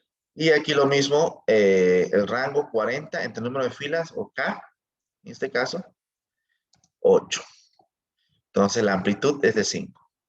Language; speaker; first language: Spanish; native; Spanish